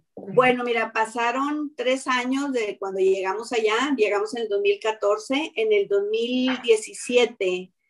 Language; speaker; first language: Spanish; native; Spanish